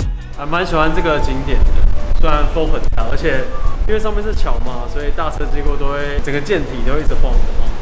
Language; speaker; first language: Chinese; native; Chinese